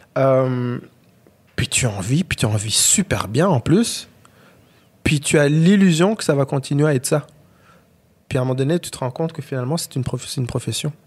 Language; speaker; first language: French; non-native, local second language; Kinyarwanda